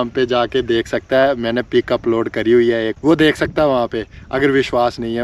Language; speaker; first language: Hindi; native; Hindi